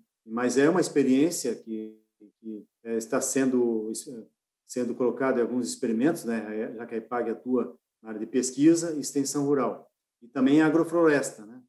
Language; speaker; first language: Portuguese; native; Portuguese